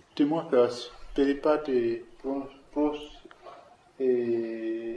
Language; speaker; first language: Greek; non-native, learner; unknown